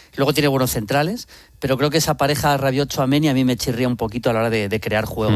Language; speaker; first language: Spanish; native; Spanish